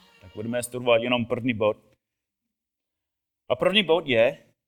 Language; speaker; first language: Czech; non-native, fluent; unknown